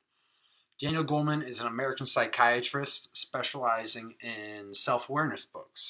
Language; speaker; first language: English; native; English